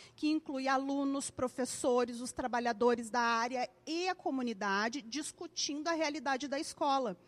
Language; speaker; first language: Portuguese; native; Portuguese